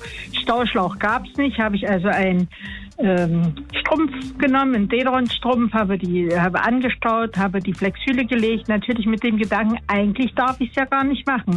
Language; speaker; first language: German; native; German